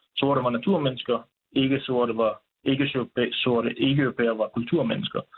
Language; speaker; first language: Danish; early bilingual, other home language; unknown